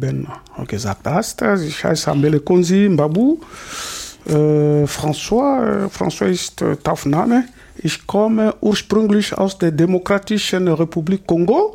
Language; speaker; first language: German; non-native, fluent; Lingala